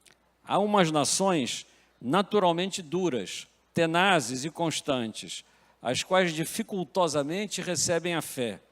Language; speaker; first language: Portuguese; native; Portuguese